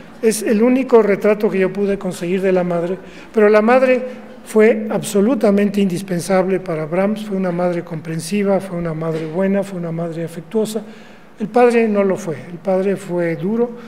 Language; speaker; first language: Spanish; native; Spanish